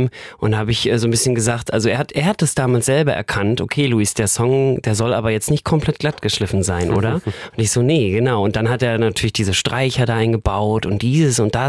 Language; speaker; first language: German; native; German